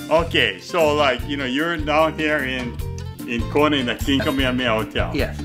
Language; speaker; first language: English; native; English